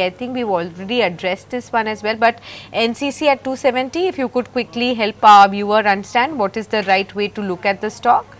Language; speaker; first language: English; non-native, local second language; Hindi